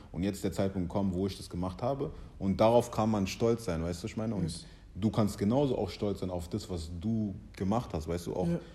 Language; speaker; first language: German; early bilingual, other home language; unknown